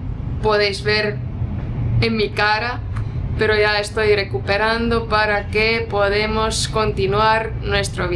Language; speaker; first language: Spanish; non-native, fluent; Estonian